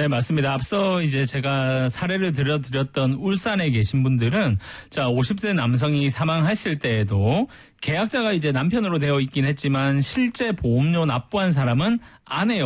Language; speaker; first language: Korean; native; Korean